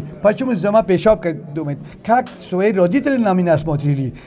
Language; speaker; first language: Russian; non-native, learner; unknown